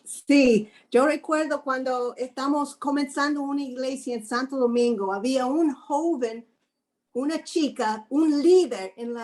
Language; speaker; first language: Spanish; non-native, fluent; English